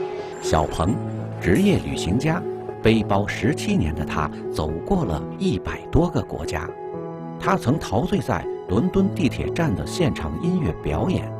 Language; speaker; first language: Chinese; native; Chinese